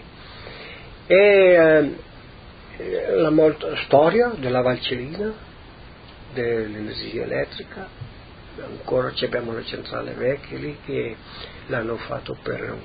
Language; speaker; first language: Italian; native; Italian